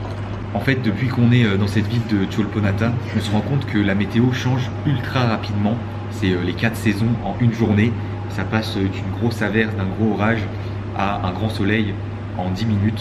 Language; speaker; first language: French; native; French